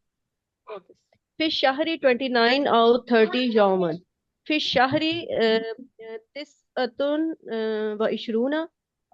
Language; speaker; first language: Arabic; non-native, learner; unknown